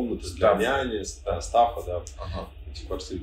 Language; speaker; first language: Russian; native; Russian